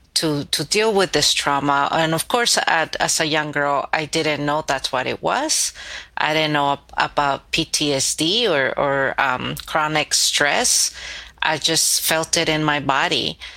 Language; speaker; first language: English; early bilingual, other home language; Spanish